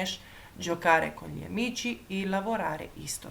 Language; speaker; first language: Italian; non-native, fluent; Macedonian